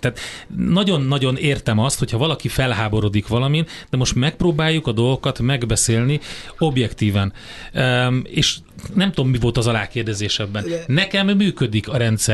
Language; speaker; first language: Hungarian; native; Hungarian